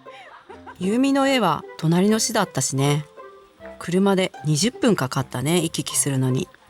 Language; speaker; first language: Japanese; native; Japanese